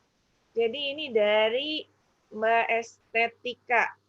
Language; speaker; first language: Indonesian; native; Indonesian